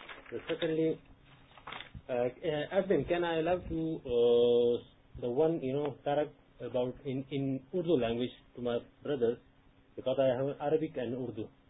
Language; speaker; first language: English; non-native, local second language; Urdu